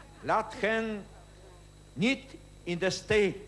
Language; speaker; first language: Dutch; non-native, learner; Polish